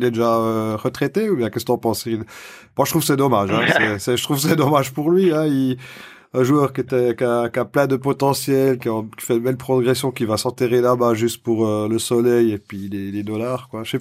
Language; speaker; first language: French; native; French